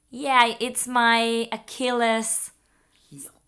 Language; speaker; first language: English; non-native, fluent; Spanish